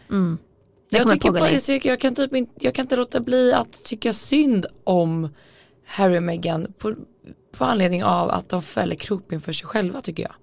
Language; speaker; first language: Swedish; native; Swedish